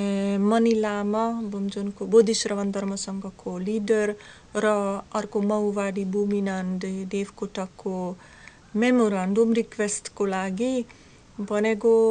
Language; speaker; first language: Nepali; non-native, learner; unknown